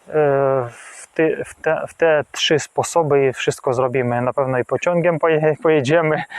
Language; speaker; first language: Polish; non-native, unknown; Ukrainian